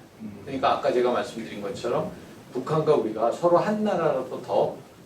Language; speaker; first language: Korean; native; Korean